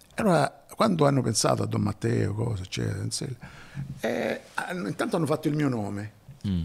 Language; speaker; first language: Italian; native; Italian